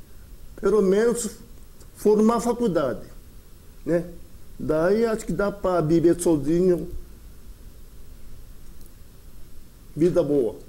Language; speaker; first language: Portuguese; early bilingual, other home language; Japanese